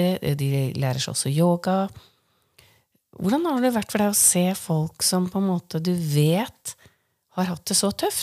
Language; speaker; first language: Norwegian; native; Norwegian